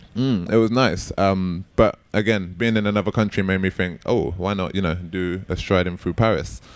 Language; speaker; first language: English; native; English